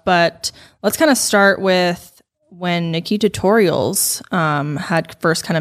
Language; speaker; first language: English; native; English